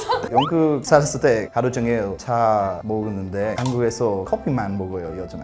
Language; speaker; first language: Korean; non-native, learner; English